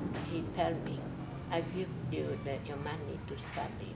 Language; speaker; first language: English; non-native, learner; Indonesian